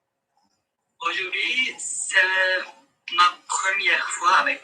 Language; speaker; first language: French; non-native, learner; Turkish